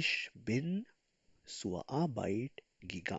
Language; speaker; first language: German; non-native, fluent; Urdu